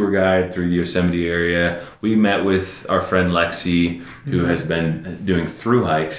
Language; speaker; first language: English; native; English